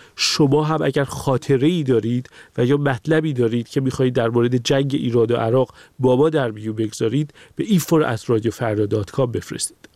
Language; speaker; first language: Persian; non-native, local second language; Armenian